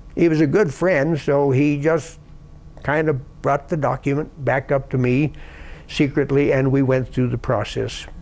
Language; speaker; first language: English; native; English